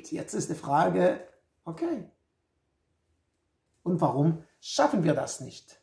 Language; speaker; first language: German; non-native, fluent; Hebrew